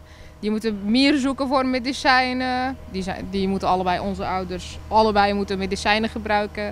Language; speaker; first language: Dutch; non-native, fluent; Arabic